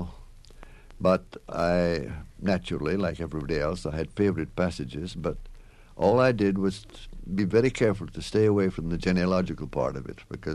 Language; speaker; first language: English; native; English